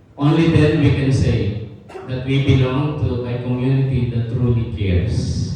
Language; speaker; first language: English; non-native, local second language; Filipino